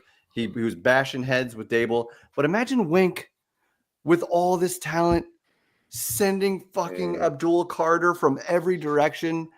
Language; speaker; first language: English; native; English